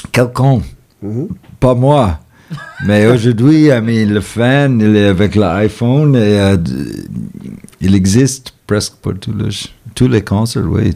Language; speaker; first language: French; non-native, fluent; English